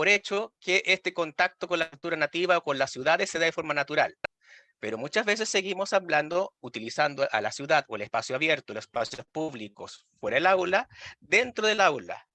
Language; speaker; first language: Spanish; native; Spanish